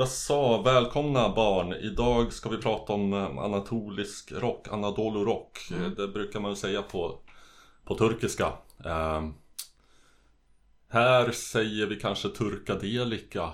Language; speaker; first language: Swedish; native; Swedish